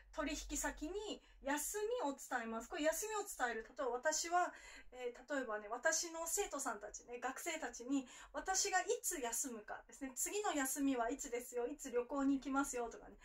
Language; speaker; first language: Japanese; native; Japanese